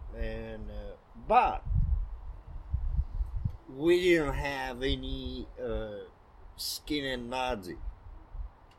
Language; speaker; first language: English; non-native, fluent; French